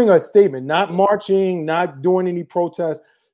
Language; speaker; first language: English; native; English